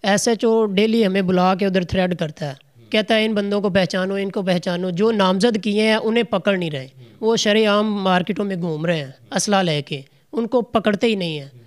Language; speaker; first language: Urdu; non-native, local second language; Punjabi